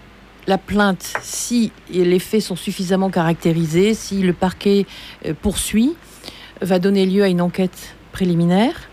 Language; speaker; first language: French; native; French